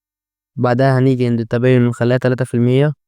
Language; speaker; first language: Arabic; native; Arabic